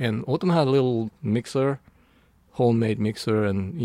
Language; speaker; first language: English; non-native, fluent; Japanese